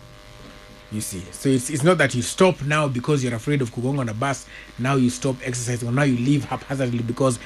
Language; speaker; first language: English; non-native, local second language; Luo (Kenya and Tanzania)